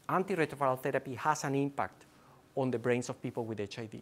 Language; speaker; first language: English; non-native, fluent; Spanish